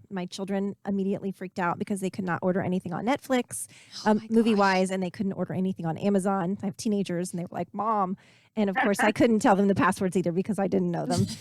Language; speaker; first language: English; native; English